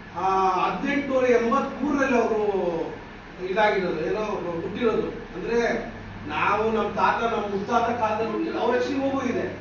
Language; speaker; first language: Kannada; non-native, local second language; Urdu